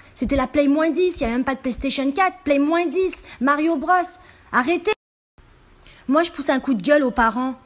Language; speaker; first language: French; native; French